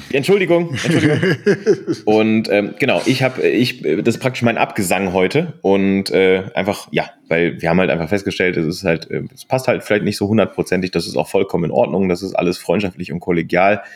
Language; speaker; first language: German; non-native, fluent; Polish